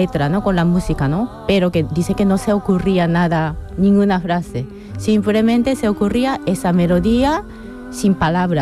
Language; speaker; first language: Spanish; non-native, fluent; Japanese